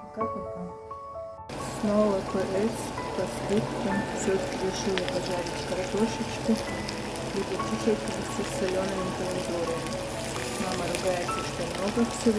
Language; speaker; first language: Russian; non-native, local second language; Chechen